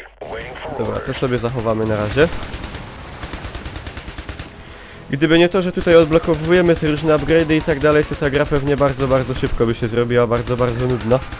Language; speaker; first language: Polish; native; Polish